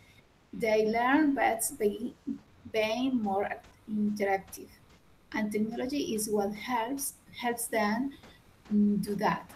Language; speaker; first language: English; non-native, learner; Spanish